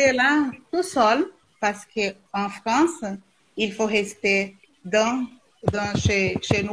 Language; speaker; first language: French; non-native, learner; Portuguese